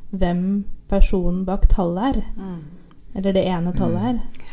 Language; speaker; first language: Norwegian; native; Norwegian